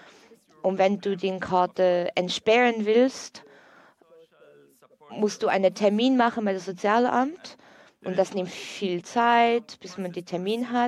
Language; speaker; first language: German; non-native, learner; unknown